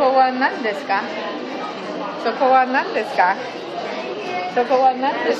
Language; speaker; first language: Japanese; non-native, learner; Chinese